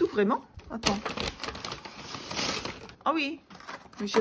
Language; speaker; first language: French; non-native, learner; Korean